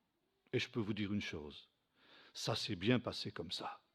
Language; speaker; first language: French; native; French